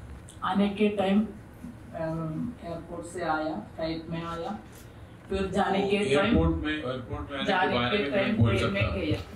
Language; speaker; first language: Hindi; non-native, local second language; Malayalam